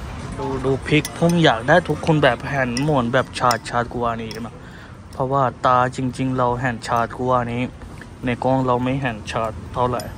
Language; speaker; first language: Thai; non-native, fluent; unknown